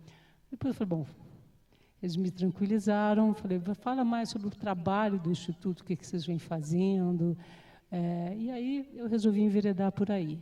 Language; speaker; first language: Portuguese; native; Portuguese